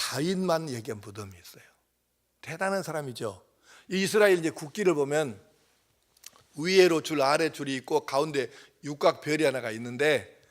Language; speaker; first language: Korean; native; Korean